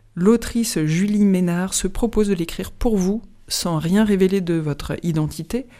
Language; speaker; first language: French; native; French